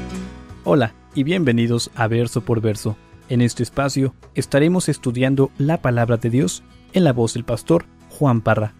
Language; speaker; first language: Spanish; native; Spanish